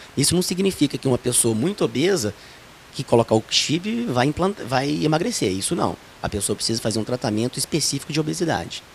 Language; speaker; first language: Portuguese; native; Portuguese